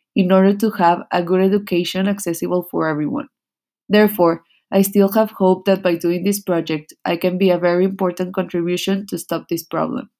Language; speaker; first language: English; non-native, fluent; Spanish